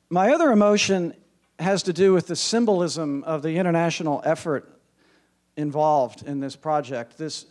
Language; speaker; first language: English; native; English